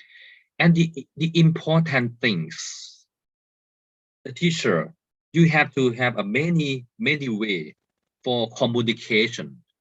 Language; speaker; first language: English; non-native, learner; Thai